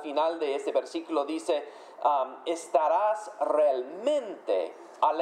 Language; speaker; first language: Spanish; non-native, fluent; English